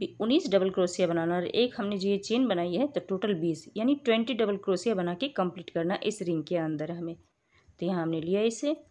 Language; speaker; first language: Hindi; native; Hindi